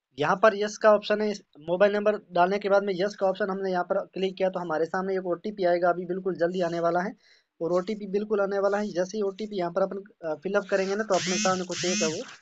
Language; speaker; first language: Hindi; native; Hindi